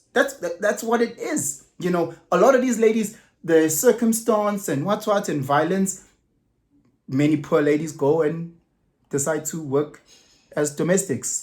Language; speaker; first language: English; non-native, local second language; Zulu